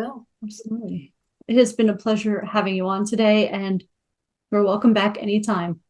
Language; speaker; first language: English; native; English